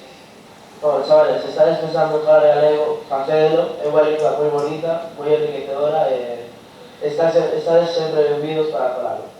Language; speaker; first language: Galician; non-native, learner; Spanish